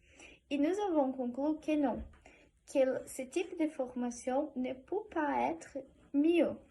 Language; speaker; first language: French; non-native, learner; Portuguese